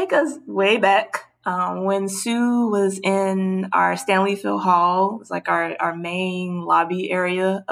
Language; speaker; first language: English; native; English